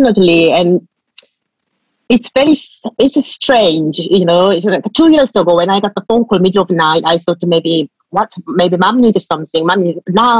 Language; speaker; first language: English; non-native, fluent; Korean